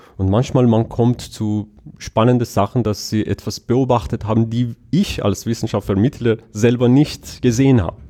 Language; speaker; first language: German; non-native, fluent; Persian